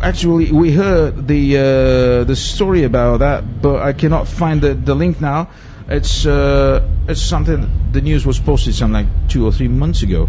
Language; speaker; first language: English; non-native, fluent; Bulgarian